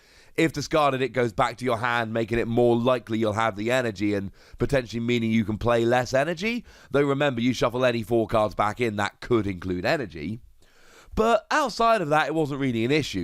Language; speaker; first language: English; native; English